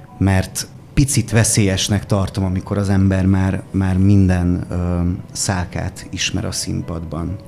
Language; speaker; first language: Hungarian; native; Hungarian